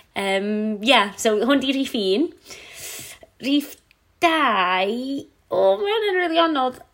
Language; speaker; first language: Welsh; non-native, local second language; English